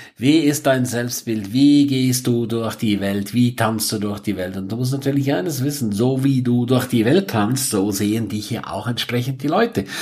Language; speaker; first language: German; non-native, local second language; Romansh